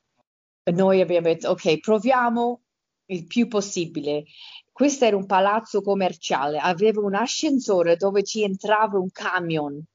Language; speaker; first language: Italian; early bilingual, heritage; Italian